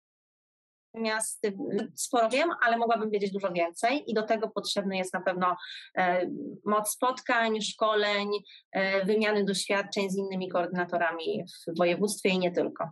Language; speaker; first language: Polish; native; Polish